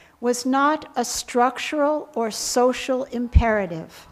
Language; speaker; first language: English; native; English